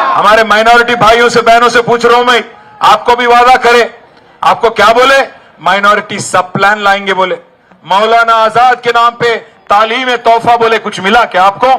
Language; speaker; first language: Hindi; non-native, local second language; Telugu